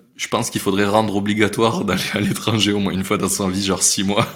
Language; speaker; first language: French; native; French